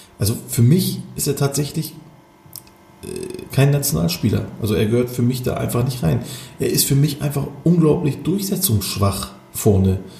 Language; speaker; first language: German; early bilingual, other home language; Turkish